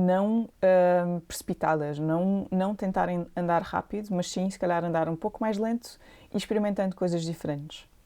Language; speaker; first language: Portuguese; native; Portuguese